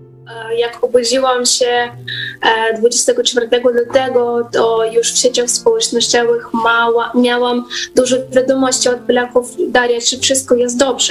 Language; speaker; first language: Polish; non-native, fluent; Ukrainian